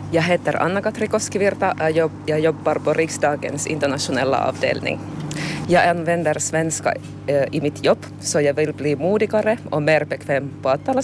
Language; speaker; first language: Swedish; non-native, local second language; Finnish